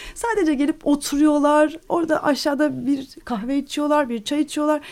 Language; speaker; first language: Turkish; native; Turkish